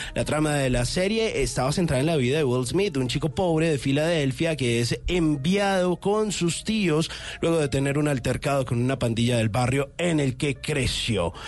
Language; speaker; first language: Spanish; native; Spanish